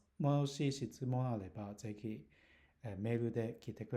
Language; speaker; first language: Japanese; non-native, learner; Cantonese